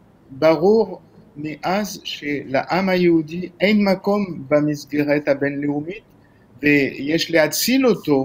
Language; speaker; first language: Hebrew; non-native, fluent; French